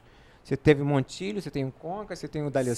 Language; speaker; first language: Portuguese; native; Portuguese